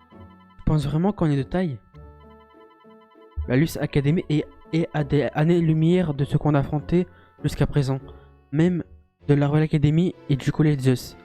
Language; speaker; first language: French; native; French